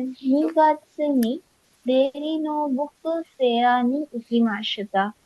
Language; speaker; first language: Japanese; non-native, learner; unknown